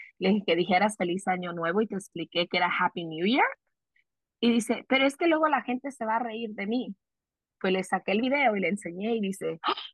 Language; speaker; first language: Spanish; early bilingual, heritage; Spanish